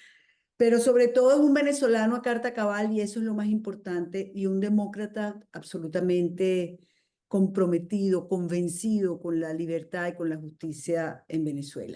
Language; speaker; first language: Spanish; native; Spanish